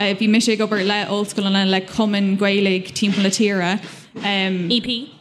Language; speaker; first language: Irish; non-native, local second language; English